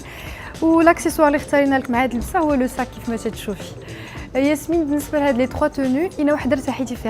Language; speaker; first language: Arabic; native; Arabic